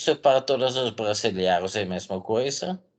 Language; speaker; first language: Portuguese; non-native, fluent; Dutch